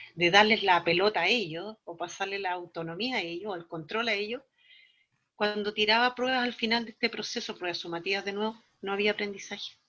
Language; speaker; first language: Spanish; native; Spanish